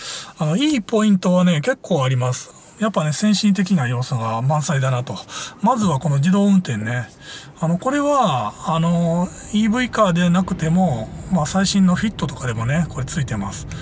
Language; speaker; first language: Japanese; native; Japanese